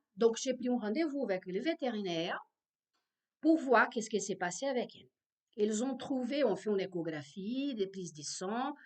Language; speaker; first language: French; non-native, fluent; Portuguese